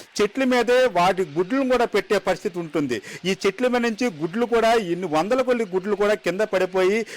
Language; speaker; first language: Telugu; native; Telugu